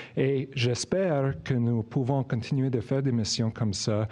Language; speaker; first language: French; non-native, fluent; English